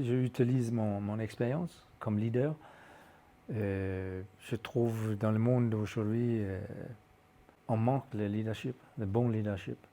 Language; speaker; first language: French; non-native, fluent; Danish